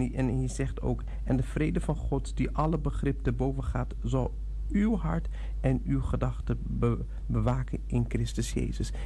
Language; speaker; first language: Dutch; non-native, fluent; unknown